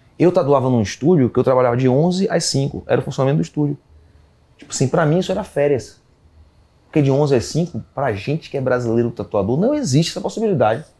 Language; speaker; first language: Portuguese; native; Portuguese